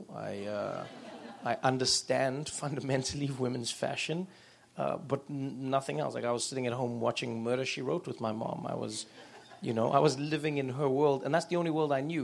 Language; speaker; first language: English; native; English